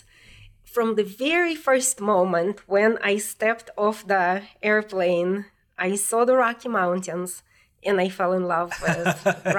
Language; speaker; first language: English; non-native, fluent; Russian